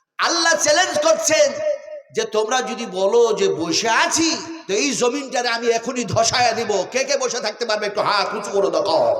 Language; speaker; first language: Bangla; non-native, local second language; Urdu